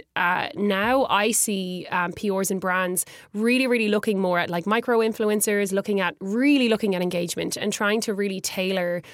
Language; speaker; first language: English; native; English